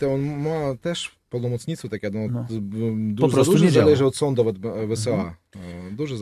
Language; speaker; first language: Polish; non-native, learner; Russian